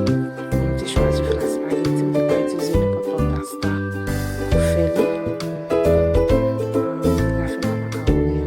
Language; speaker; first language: French; non-native, learner; Haitian Creole